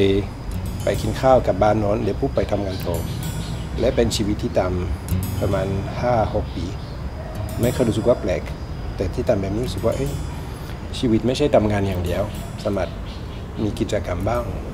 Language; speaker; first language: Thai; non-native, learner; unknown